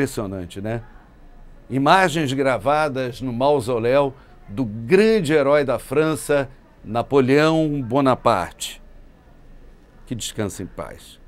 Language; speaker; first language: Portuguese; native; Portuguese